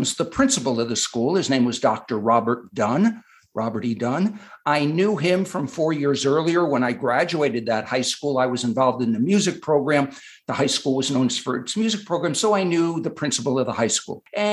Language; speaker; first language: English; native; English